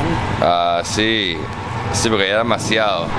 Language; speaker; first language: Spanish; non-native, learner; English